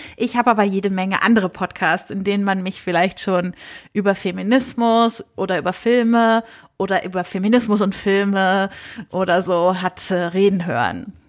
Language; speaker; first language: German; native; German